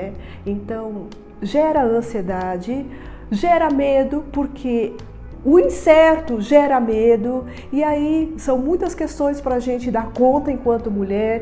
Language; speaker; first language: Portuguese; native; Portuguese